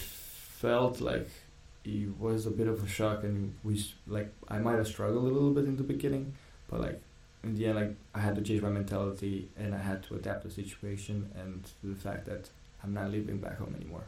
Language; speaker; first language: English; non-native, fluent; Romanian